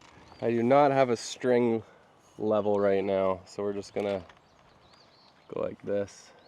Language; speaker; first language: English; native; English